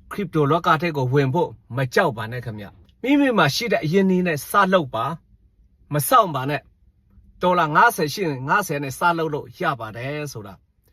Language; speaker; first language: Burmese; non-native, local second language; Shan